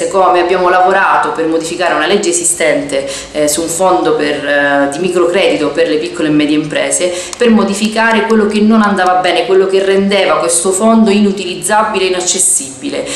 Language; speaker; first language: Italian; native; Italian